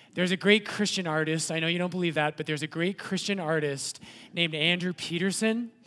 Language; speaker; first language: English; native; English